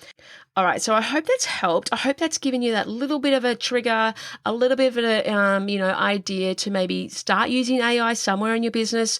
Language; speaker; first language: English; native; English